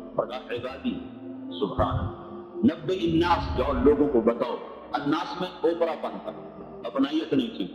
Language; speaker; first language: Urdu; non-native, local second language; Saraiki